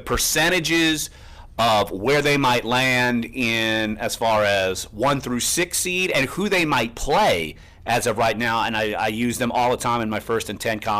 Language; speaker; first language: English; native; English